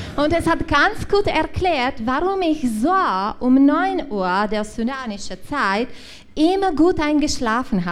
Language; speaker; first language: German; non-native, learner; Czech